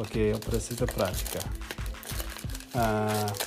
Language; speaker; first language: Portuguese; non-native, learner; English